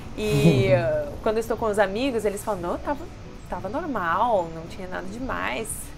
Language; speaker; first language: Portuguese; non-native, fluent; Russian